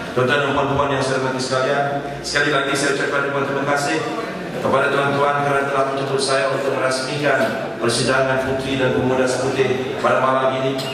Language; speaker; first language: Malay; non-native, local second language; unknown